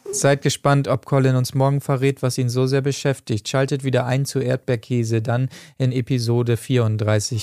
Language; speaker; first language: German; native; German